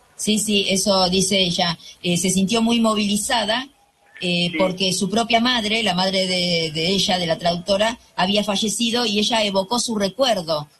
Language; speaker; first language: Spanish; native; Spanish